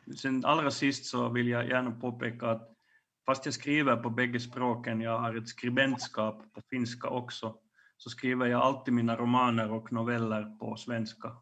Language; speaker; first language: Swedish; native; Swedish